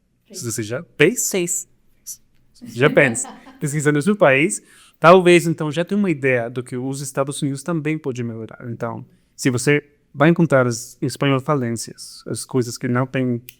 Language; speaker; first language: Portuguese; non-native, fluent; Spanish